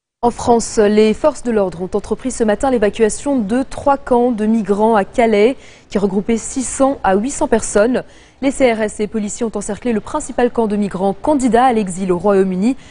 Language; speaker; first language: French; non-native, local second language; Arabic